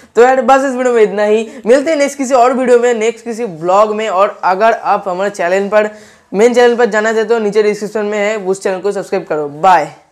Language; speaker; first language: Hindi; non-native, local second language; Bangla